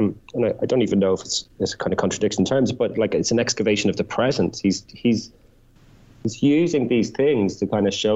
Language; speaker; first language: English; native; English